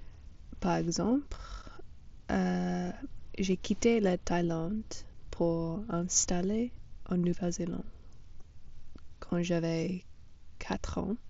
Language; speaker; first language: French; non-native, fluent; English